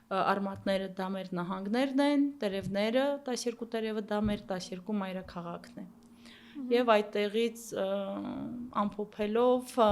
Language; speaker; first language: Armenian; early bilingual, heritage; Armenian